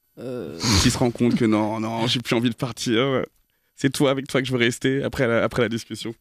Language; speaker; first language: French; native; French